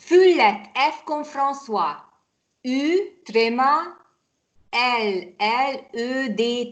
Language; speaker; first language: French; non-native, fluent; Hungarian